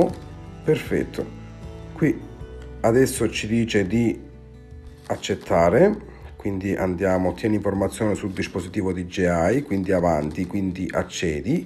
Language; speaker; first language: Italian; native; Italian